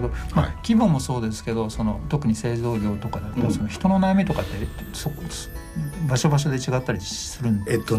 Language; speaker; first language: Japanese; native; Japanese